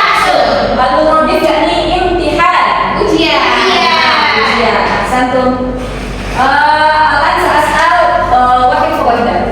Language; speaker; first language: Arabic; non-native, learner; Indonesian